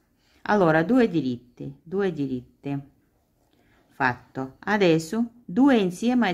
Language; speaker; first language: Italian; non-native, learner; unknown